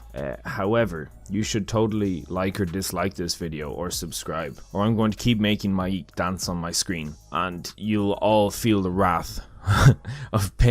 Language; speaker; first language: English; native; English